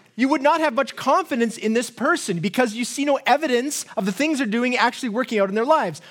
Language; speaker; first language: English; native; English